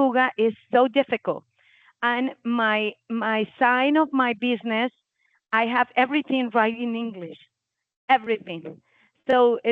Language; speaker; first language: English; non-native, learner; Spanish